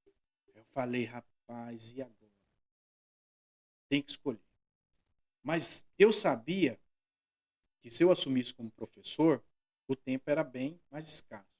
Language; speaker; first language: Portuguese; native; Portuguese